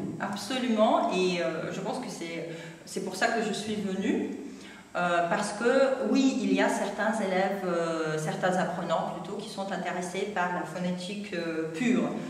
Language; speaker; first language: French; non-native, fluent; Russian